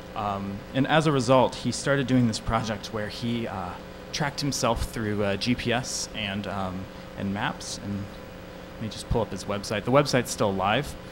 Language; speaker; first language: English; native; English